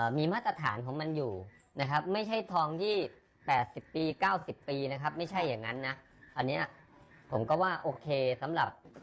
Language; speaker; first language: Thai; native; Thai